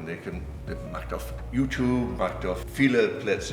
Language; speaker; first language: German; non-native, learner; English